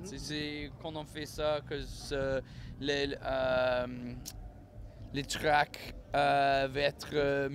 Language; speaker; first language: French; non-native, learner; English